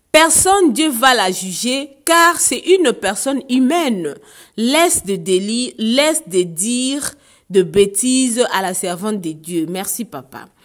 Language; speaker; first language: French; non-native, local second language; Lingala